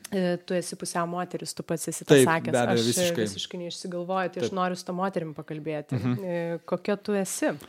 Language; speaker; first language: Lithuanian; native; Lithuanian